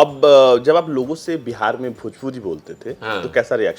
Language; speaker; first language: Hindi; native; Hindi